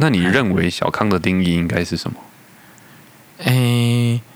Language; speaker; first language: Chinese; native; Chinese